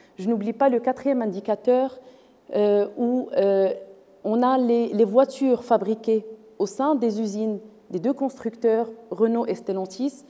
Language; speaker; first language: French; non-native, local second language; Arabic